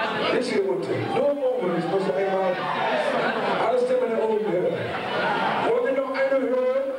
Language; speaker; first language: German; non-native, learner; English